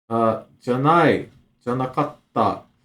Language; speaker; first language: Japanese; non-native, learner; English